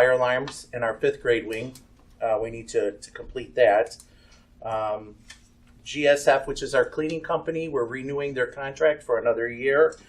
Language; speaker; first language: English; native; English